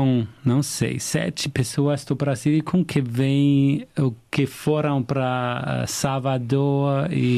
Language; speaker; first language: Portuguese; non-native, fluent; German